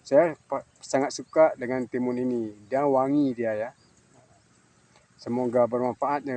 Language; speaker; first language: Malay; non-native, local second language; Achinese